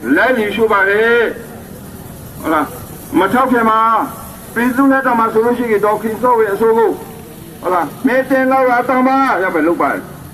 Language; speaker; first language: Burmese; native; Burmese